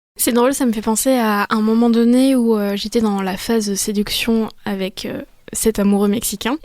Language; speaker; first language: French; native; French